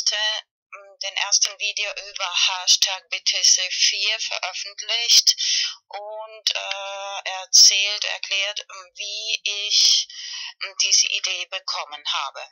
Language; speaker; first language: German; non-native, learner; Spanish